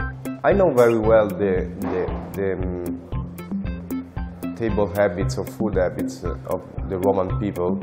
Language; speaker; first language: English; non-native, fluent; Italian